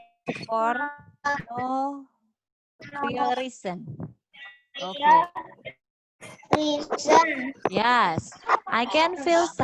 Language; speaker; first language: English; non-native, fluent; Indonesian